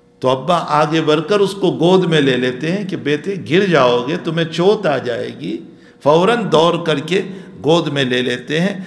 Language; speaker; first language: Urdu; non-native, local second language; Gujarati